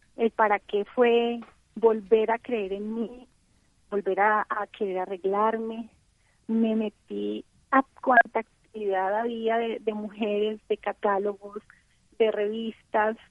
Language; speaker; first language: Spanish; native; Spanish